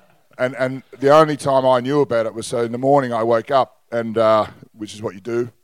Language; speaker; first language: English; native; English